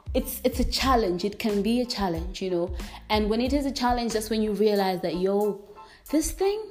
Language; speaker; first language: English; non-native, local second language; Nyanja